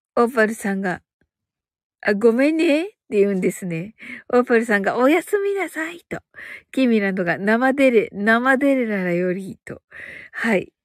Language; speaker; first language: Japanese; native; Japanese